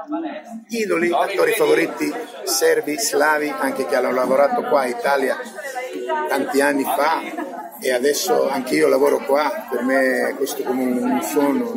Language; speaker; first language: Italian; non-native, fluent; Serbian